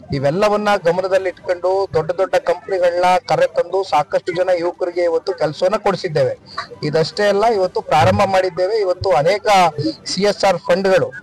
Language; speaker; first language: Kannada; native; Kannada